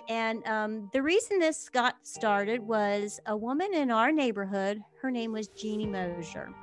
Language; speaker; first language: English; native; English